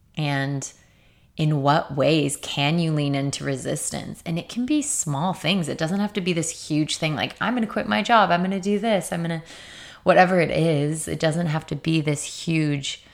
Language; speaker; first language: English; native; English